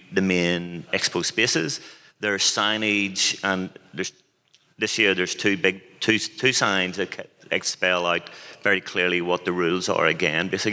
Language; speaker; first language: English; native; English